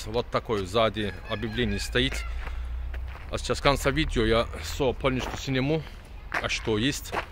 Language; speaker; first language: Russian; non-native, learner; Turkish